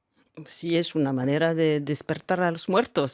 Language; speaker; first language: Spanish; non-native, fluent; French